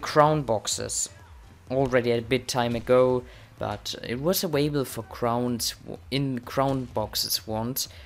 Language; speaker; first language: English; non-native, fluent; Swiss German